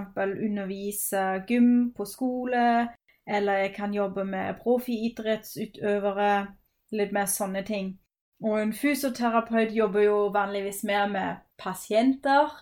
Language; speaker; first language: Norwegian; non-native, fluent; German